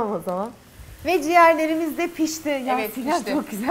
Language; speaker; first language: Turkish; native; Turkish